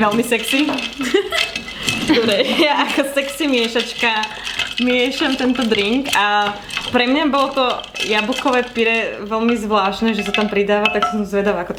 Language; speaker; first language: Slovak; native; Slovak